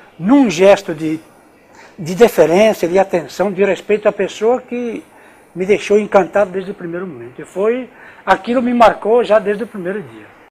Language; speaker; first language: Portuguese; non-native, fluent; Italian